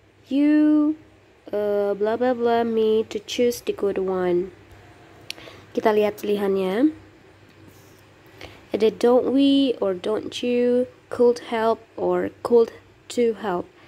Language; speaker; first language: English; non-native, fluent; Indonesian